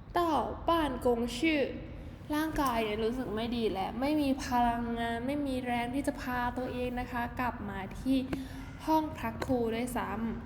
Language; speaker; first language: Thai; native; Thai